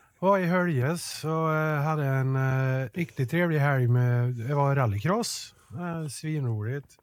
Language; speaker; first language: Swedish; native; Swedish